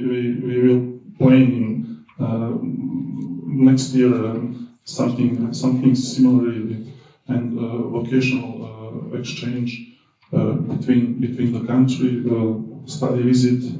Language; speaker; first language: English; non-native, learner; Serbian